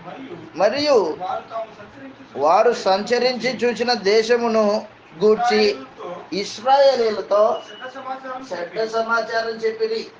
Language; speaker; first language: Telugu; native; Telugu